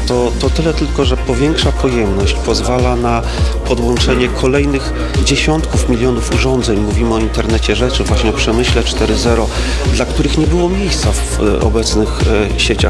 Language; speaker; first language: Polish; native; Polish